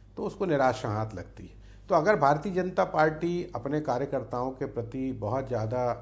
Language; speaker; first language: Hindi; native; Hindi